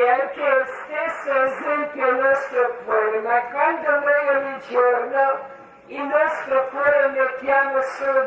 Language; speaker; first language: Italian; non-native, learner; Croatian